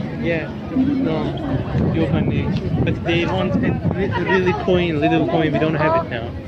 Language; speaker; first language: English; non-native, fluent; Turkish